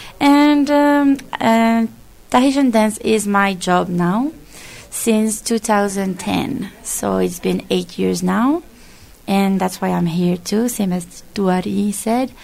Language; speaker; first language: English; non-native, fluent; French